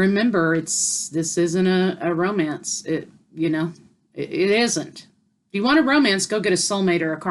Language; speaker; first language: English; native; English